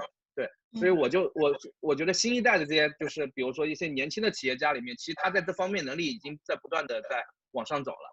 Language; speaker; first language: Chinese; native; Chinese